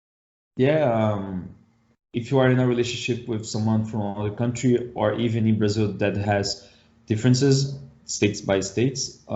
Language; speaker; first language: English; non-native, learner; Portuguese